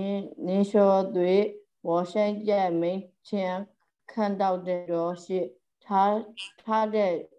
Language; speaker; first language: Chinese; non-native, learner; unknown